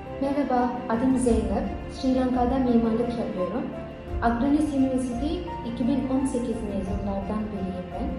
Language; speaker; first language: Turkish; non-native, fluent; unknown